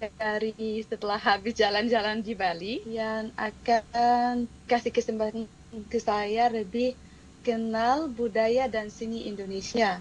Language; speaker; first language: Indonesian; non-native, fluent; Arabic